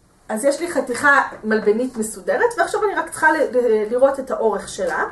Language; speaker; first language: Hebrew; native; Hebrew